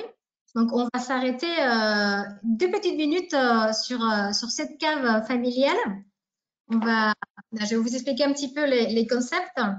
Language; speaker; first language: French; native; French